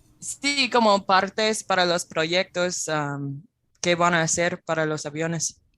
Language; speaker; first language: Spanish; non-native, fluent; English